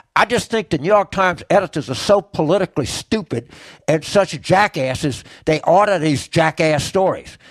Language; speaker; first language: English; native; English